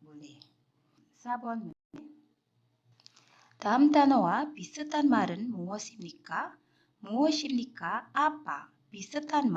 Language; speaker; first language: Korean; non-native, fluent; Indonesian